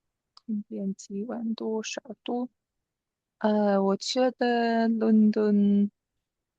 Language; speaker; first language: Chinese; non-native, learner; English